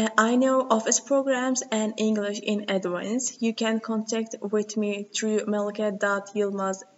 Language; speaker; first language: English; non-native, learner; Turkish